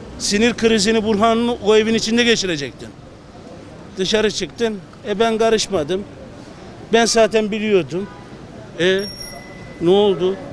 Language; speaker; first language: Turkish; native; Turkish